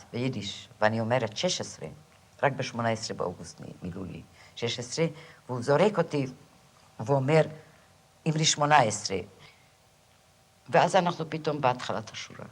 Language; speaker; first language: Hebrew; non-native, fluent; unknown